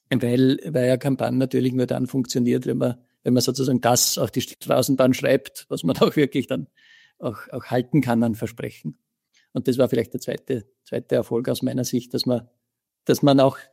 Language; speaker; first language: German; native; German